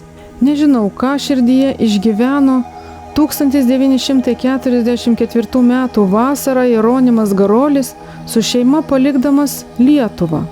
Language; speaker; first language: Lithuanian; native; Lithuanian